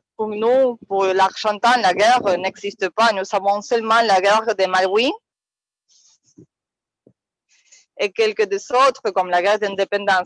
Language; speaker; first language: French; non-native, fluent; Spanish